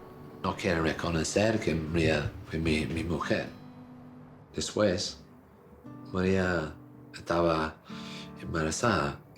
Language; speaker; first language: Spanish; non-native, fluent; English